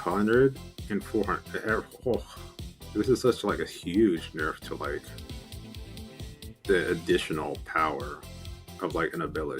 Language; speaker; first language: English; native; English